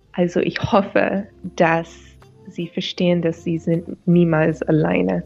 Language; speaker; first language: German; non-native, fluent; English